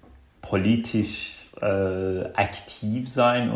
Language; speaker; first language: German; non-native, fluent; Persian